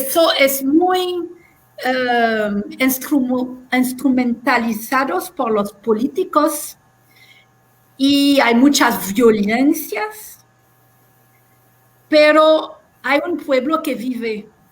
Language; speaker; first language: Spanish; non-native, fluent; French